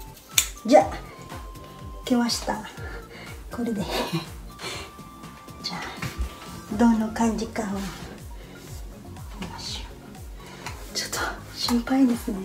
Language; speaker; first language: Japanese; non-native, fluent; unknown